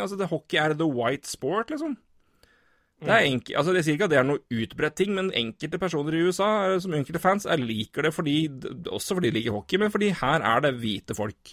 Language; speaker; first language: Norwegian; native; Norwegian